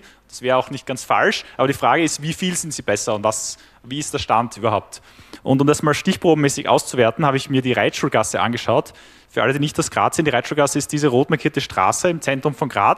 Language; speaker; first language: German; native; German